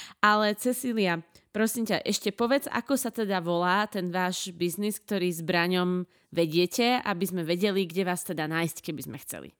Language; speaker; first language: Slovak; native; Slovak